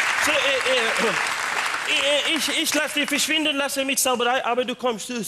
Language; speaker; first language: German; non-native, learner; Swedish